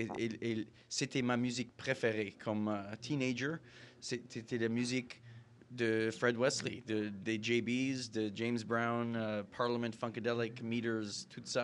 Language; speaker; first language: French; non-native, fluent; English